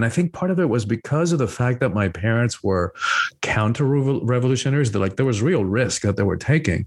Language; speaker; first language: English; early bilingual, other home language; Spanish